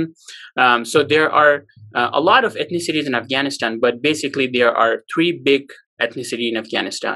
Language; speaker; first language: English; non-native, local second language; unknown